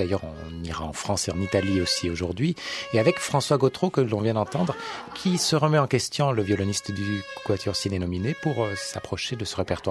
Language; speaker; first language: French; native; French